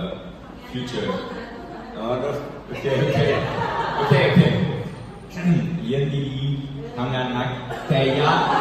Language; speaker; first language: Thai; non-native, learner; German